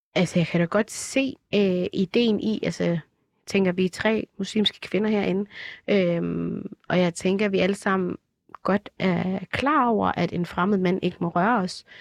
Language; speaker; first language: Danish; early bilingual, other home language; Somali